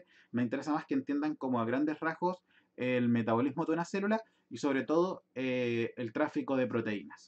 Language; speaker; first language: Spanish; native; Spanish